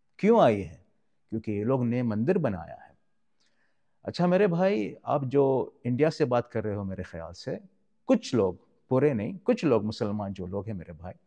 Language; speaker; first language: Urdu; non-native, fluent; Arabic